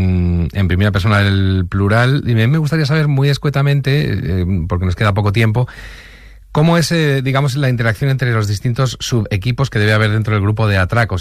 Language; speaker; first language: Spanish; native; Spanish